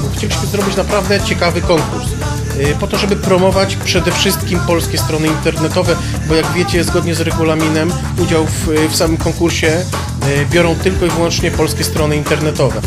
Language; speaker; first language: Polish; native; Polish